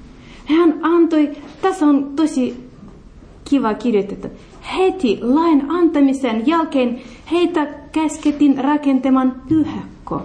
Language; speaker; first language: Finnish; non-native, learner; Russian